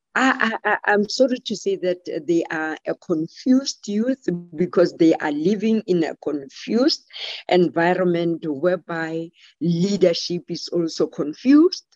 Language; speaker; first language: English; non-native, local second language; Tswana